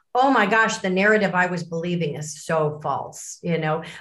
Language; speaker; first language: English; native; English